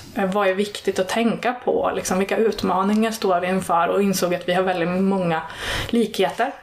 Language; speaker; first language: Swedish; native; Swedish